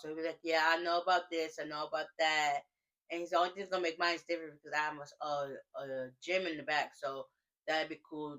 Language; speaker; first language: English; native; English